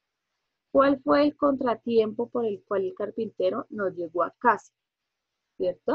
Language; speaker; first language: Spanish; native; Spanish